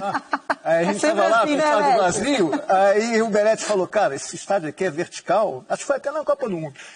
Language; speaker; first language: Portuguese; native; Portuguese